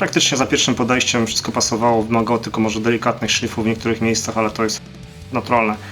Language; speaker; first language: Polish; native; Polish